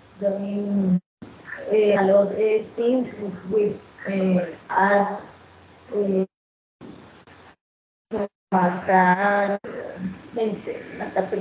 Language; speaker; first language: English; non-native, learner; Spanish